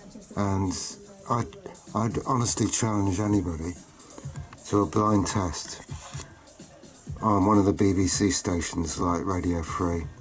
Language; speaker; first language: English; native; English